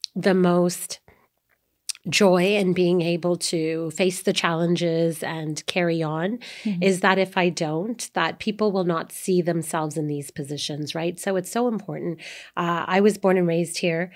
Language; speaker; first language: English; native; English